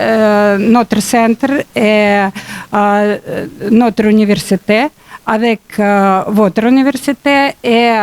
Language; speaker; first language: French; non-native, learner; Russian